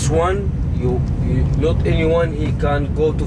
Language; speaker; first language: English; non-native, learner; Arabic